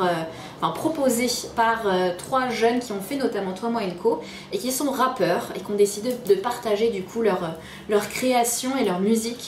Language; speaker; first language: French; native; French